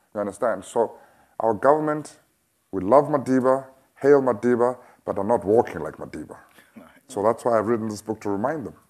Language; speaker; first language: English; non-native, local second language; Xhosa